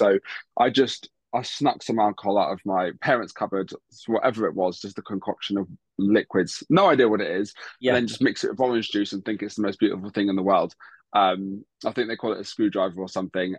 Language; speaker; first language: English; native; English